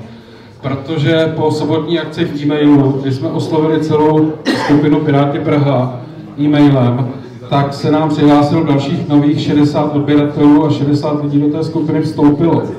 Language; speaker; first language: Czech; native; Czech